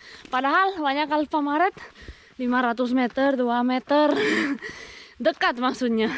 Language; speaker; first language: Indonesian; non-native, fluent; Spanish